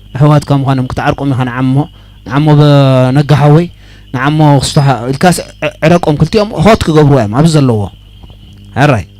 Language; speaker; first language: Tigrinya; native; Tigrinya